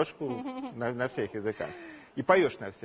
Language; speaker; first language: Russian; native; Russian